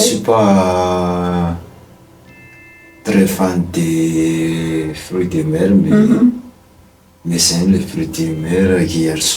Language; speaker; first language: French; non-native, local second language; Malagasy